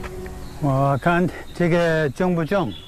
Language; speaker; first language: Chinese; non-native, learner; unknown